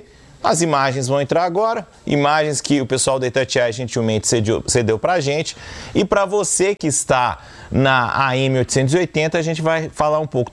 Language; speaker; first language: Portuguese; native; Portuguese